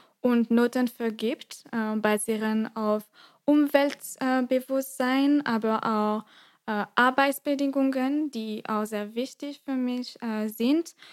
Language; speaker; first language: German; non-native, fluent; French